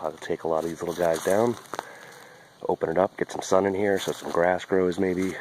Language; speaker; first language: English; native; English